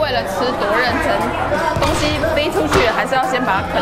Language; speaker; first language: Chinese; native; Chinese